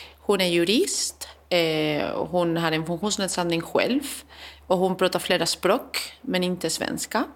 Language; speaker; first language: Swedish; non-native, fluent; Spanish